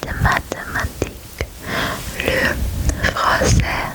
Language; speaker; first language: French; non-native, learner; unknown